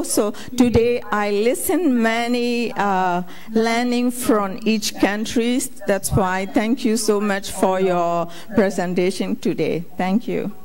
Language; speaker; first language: English; non-native, fluent; Burmese